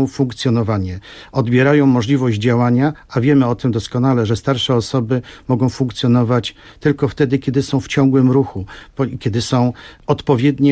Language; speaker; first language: Polish; native; Polish